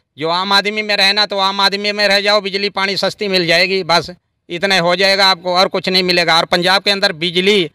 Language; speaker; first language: Hindi; native; Hindi